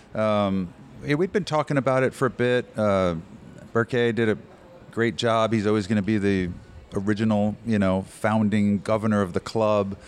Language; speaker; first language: English; native; English